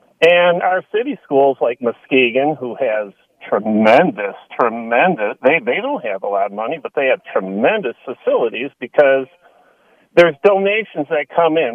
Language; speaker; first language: English; native; English